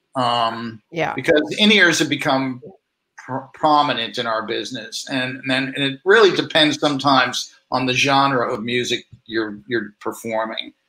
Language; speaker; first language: English; native; English